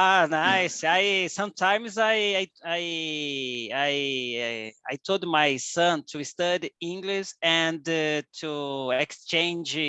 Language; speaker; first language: English; non-native, learner; Portuguese